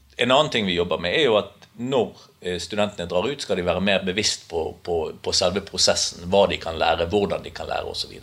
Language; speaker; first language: Norwegian; native; Norwegian